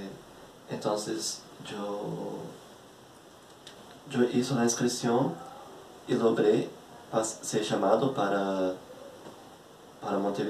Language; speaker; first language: Spanish; non-native, learner; Portuguese